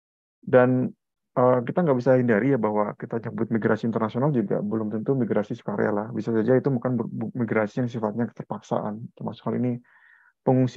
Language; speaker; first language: Indonesian; native; Indonesian